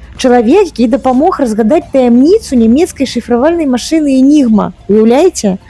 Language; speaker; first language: Belarusian; native; Belarusian